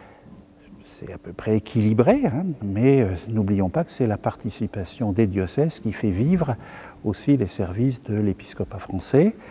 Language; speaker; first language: French; native; French